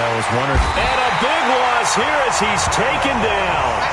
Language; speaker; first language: English; native; English